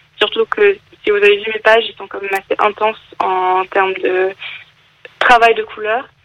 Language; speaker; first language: French; non-native, fluent; English